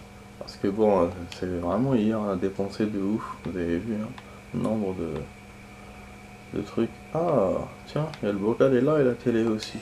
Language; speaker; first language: French; native; French